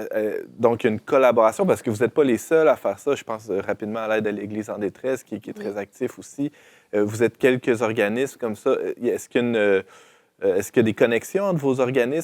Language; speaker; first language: French; native; French